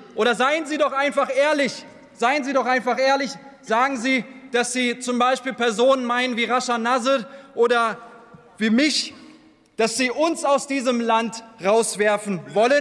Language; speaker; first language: German; early bilingual, other home language; Turkish